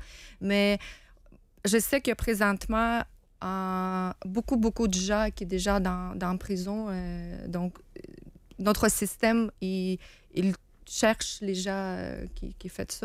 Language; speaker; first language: French; non-native, learner; Ukrainian